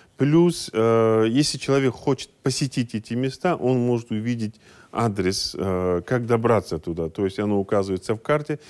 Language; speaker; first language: Russian; non-native, local second language; Kazakh